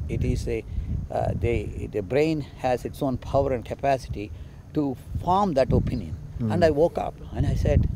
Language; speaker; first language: English; non-native, local second language; Telugu